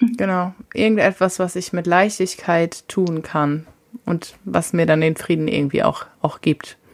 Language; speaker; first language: German; native; German